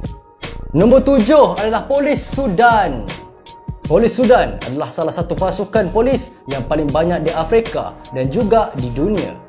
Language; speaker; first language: Malay; native; Malay